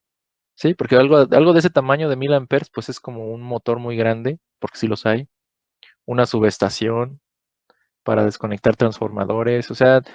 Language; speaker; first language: Spanish; native; Spanish